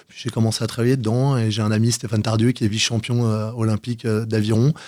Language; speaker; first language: French; native; French